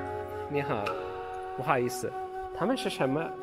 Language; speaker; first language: Chinese; non-native, learner; Turkish